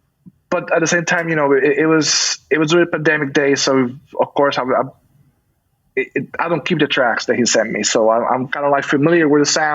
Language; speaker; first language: English; non-native, fluent; Spanish